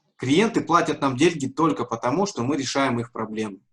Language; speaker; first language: Russian; native; Russian